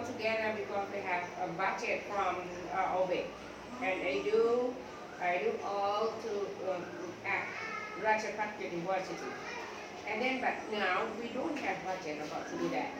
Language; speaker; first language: English; non-native, learner; Thai